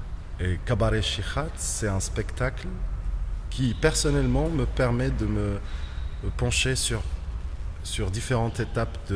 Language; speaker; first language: French; non-native, local second language; Arabic